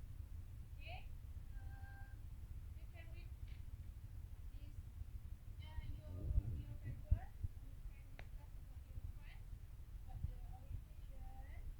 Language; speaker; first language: English; non-native, learner; Indonesian